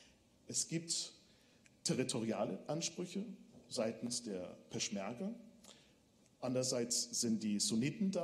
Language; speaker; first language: German; non-native, fluent; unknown